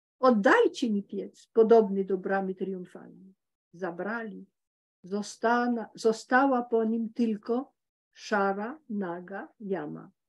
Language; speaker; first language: Polish; early bilingual, heritage; Polish